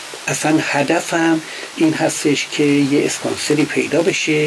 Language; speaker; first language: Persian; native; Persian